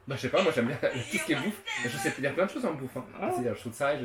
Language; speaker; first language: French; native; French